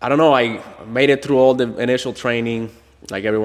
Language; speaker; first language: English; non-native, fluent; Spanish